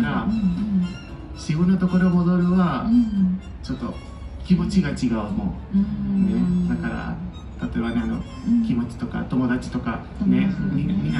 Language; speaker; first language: Japanese; non-native, learner; Spanish